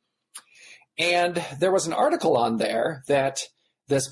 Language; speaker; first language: English; native; English